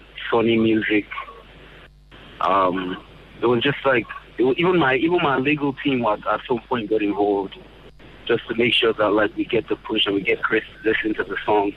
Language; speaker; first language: English; non-native, local second language; Yoruba